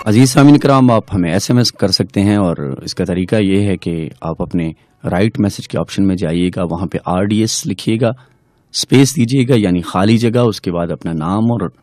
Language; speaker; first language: Urdu; non-native, local second language; Pashto